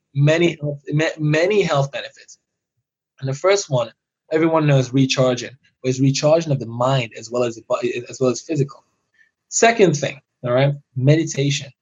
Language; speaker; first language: English; early bilingual, other home language; Persian